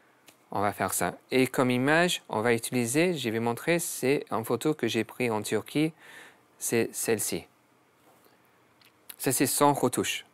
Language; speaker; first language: French; non-native, learner; English